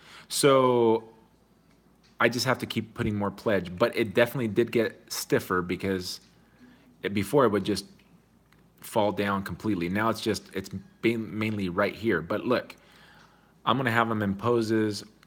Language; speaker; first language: English; early bilingual, other home language; Spanish